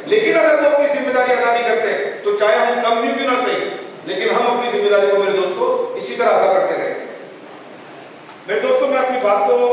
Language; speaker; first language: Hindi; non-native, local second language; Urdu